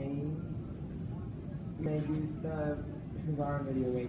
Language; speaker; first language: Spanish; non-native, learner; English